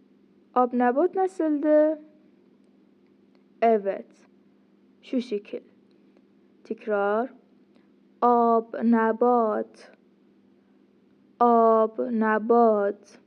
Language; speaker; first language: Turkish; non-native, fluent; Persian